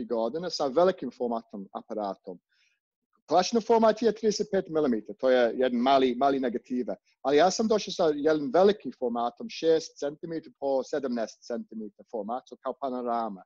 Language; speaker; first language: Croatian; non-native, learner; English